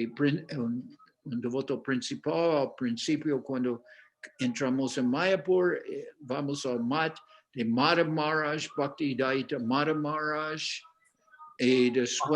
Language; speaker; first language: Spanish; non-native, fluent; English